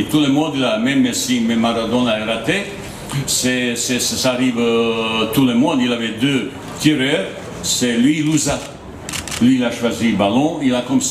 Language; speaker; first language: French; non-native, fluent; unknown